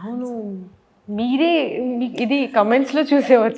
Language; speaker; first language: Telugu; non-native, fluent; Bangla